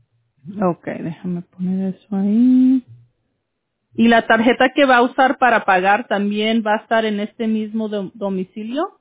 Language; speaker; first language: Spanish; early bilingual, heritage; Spanish